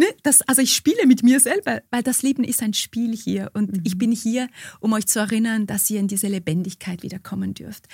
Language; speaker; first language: German; early bilingual, other home language; Romanian